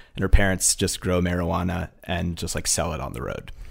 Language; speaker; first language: English; native; English